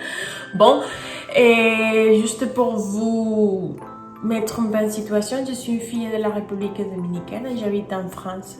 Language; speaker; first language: French; non-native, fluent; Spanish